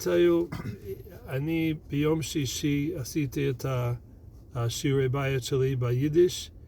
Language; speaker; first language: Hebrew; non-native, fluent; English